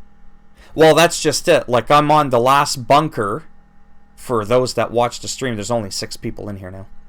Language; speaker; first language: English; native; English